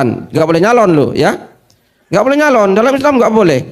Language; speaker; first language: Indonesian; native; Indonesian